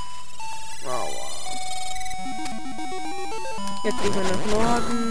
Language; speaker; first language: German; native; German